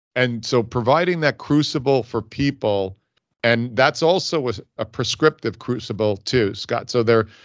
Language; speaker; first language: English; native; English